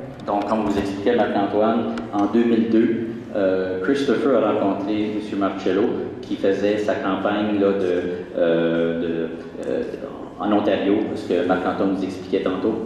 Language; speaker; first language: French; native; French